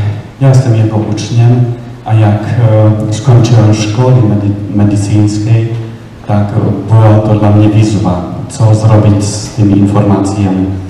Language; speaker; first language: Polish; non-native, learner; Czech